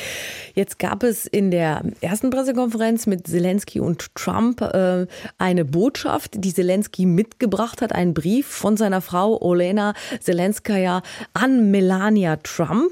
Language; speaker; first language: German; native; German